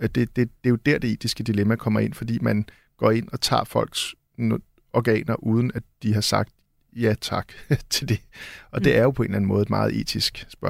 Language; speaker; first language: Danish; native; Danish